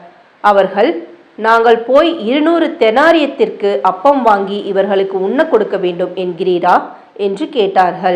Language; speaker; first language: Tamil; native; Tamil